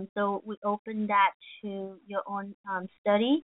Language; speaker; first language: English; non-native, fluent; Vietnamese